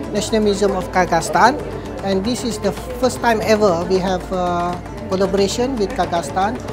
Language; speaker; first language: English; non-native, fluent; Kazakh